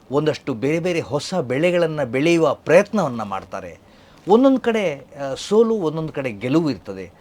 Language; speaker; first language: Kannada; native; Kannada